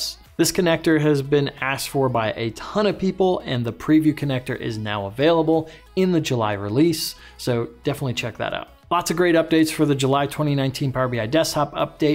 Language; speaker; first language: English; native; English